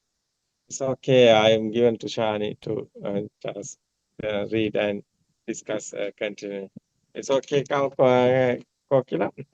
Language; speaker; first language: English; non-native, learner; Sinhala